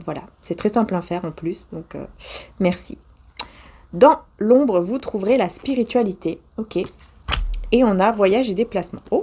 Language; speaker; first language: French; native; French